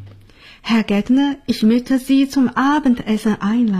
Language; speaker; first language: German; non-native, fluent; Chinese